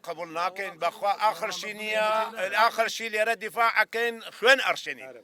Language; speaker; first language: Central Kurdish; native; Central Kurdish